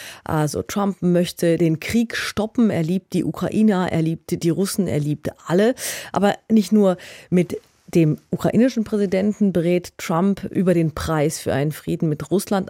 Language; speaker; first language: German; native; German